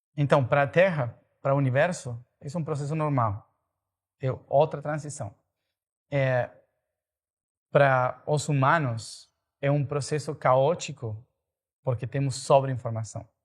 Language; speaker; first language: Portuguese; non-native, fluent; Spanish